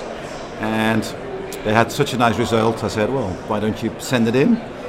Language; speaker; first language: English; non-native, fluent; Dutch